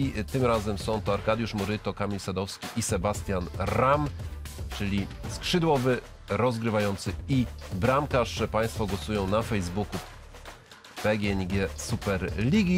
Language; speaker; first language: Polish; native; Polish